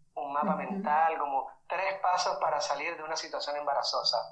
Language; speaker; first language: Spanish; native; Spanish